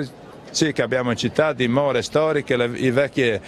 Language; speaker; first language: Italian; native; Italian